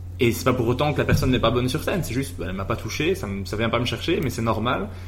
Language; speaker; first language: French; native; French